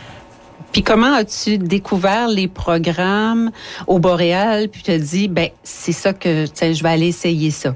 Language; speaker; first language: French; native; French